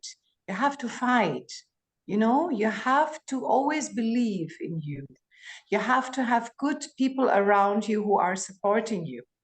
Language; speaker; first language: English; non-native, fluent; Greek